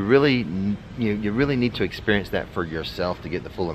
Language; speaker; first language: English; native; English